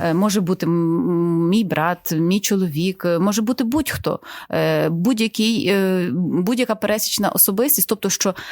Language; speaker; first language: Ukrainian; native; Ukrainian